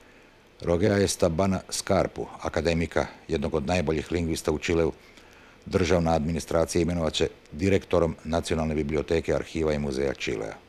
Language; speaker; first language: Bosnian; native; Bosnian